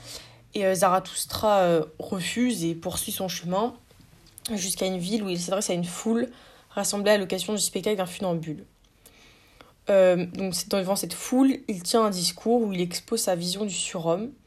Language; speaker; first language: French; native; French